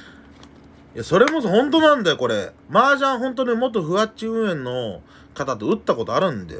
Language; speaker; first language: Japanese; native; Japanese